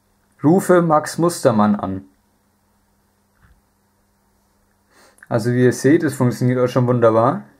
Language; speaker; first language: German; native; German